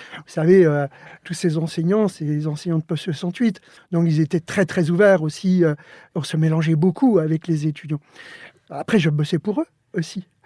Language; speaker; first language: French; early bilingual, other home language; Spanish